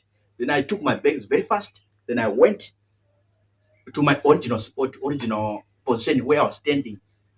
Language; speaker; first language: English; non-native, local second language; Shona